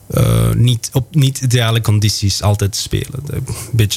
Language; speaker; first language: Dutch; non-native, local second language; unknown